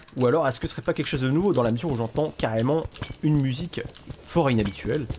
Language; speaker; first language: French; native; French